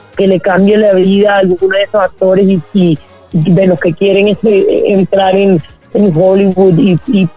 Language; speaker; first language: Spanish; native; Spanish